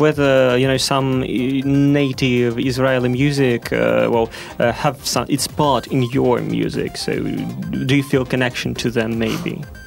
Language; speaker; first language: English; non-native, fluent; Russian